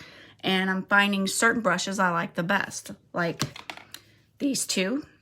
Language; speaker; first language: English; native; English